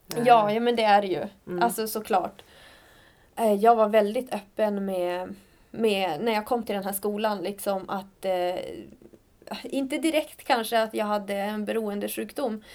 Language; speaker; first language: Swedish; native; Swedish